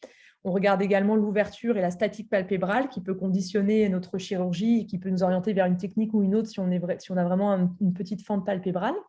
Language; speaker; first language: French; native; French